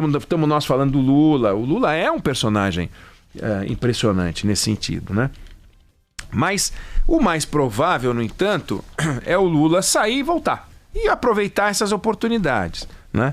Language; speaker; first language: Portuguese; native; Portuguese